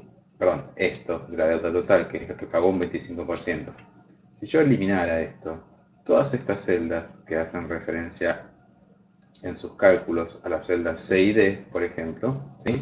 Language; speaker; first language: Spanish; native; Spanish